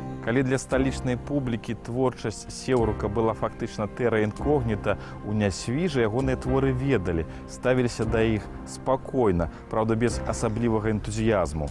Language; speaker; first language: Belarusian; native; Belarusian